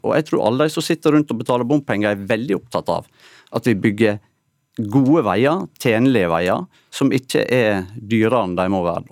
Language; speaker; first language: Norwegian; native; Norwegian